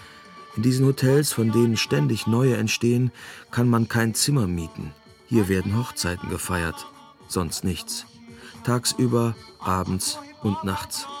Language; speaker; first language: German; native; German